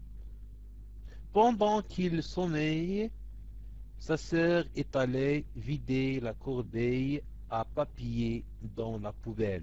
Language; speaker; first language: French; non-native, local second language; Arabic